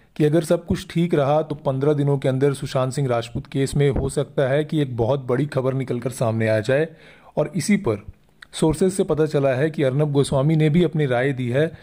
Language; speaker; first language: Hindi; native; Hindi